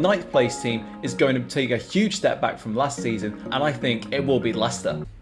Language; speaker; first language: English; native; English